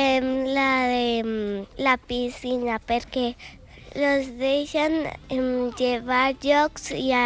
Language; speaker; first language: Catalan; non-native, local second language; Spanish